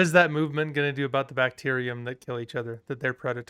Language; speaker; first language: English; native; English